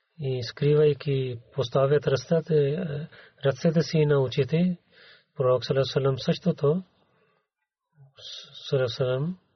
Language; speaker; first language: Bulgarian; non-native, learner; Urdu